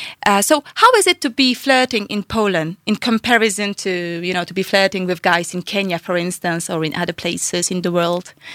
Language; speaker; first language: English; non-native, fluent; Polish